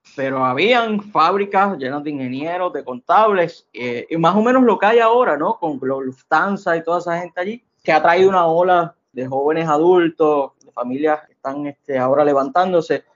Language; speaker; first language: Spanish; native; Spanish